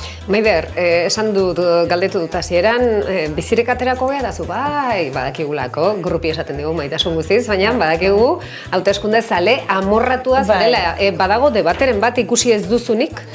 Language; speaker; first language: Basque; native; Basque